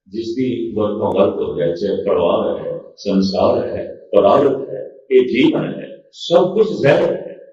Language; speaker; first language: Urdu; non-native, local second language; Punjabi